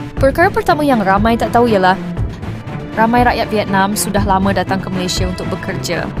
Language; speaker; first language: Malay; native; Malay